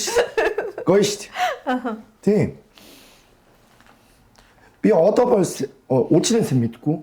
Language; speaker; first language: Mongolian; non-native, fluent; Korean